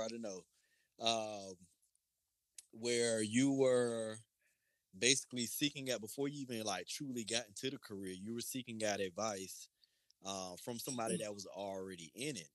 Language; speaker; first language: English; native; English